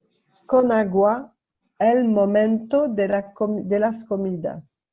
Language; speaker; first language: Spanish; non-native, learner; French